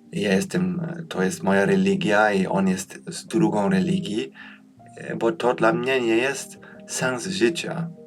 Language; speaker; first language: Polish; early bilingual, heritage; Polish